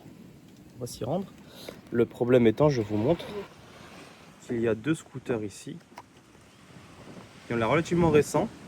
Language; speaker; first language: French; native; French